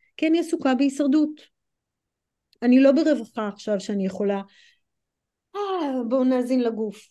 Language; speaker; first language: Hebrew; non-native, fluent; English